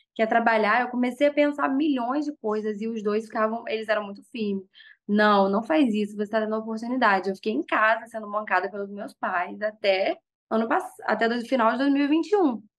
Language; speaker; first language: Portuguese; native; Portuguese